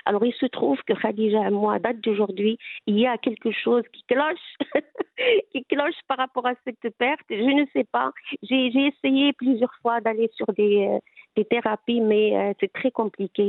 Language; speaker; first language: French; non-native, local second language; Arabic